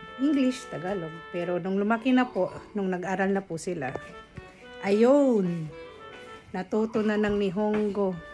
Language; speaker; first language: Filipino; non-native, local second language; Hiligaynon